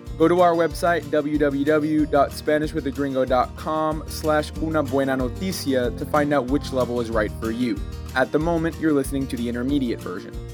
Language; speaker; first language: English; native; English